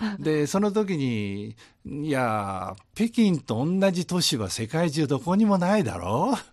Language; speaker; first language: Japanese; native; Japanese